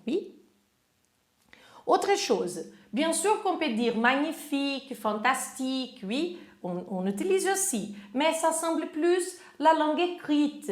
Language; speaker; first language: French; non-native, fluent; Portuguese